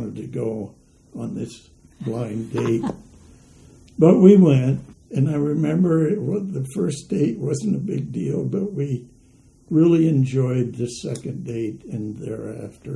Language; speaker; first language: English; native; English